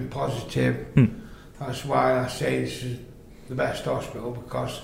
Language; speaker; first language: English; native; English